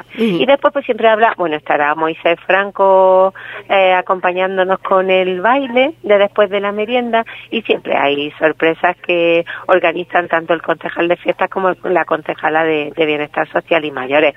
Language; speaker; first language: Spanish; native; Spanish